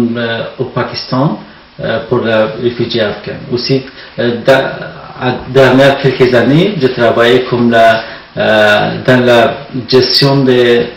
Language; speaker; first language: French; non-native, learner; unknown